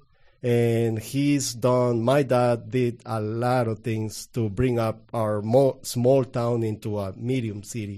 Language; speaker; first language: English; non-native, fluent; Spanish